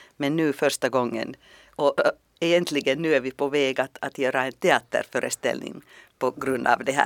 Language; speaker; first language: Swedish; non-native, fluent; Finnish